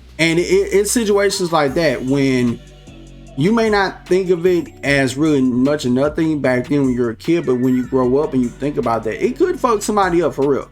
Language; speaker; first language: English; native; English